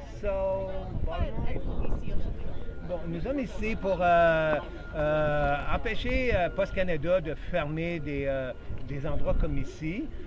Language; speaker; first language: French; native; French